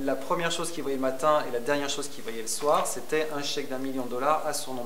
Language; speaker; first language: French; native; French